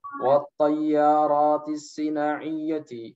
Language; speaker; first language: Arabic; non-native, fluent; Indonesian